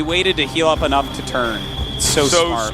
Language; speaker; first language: English; native; English